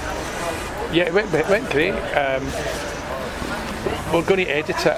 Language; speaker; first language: English; native; English